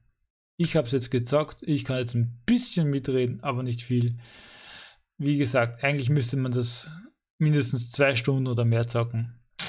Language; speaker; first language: German; native; German